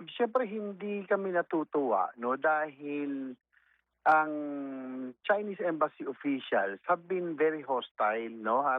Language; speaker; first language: Filipino; native; Filipino